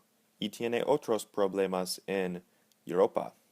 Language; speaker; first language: Spanish; non-native, learner; English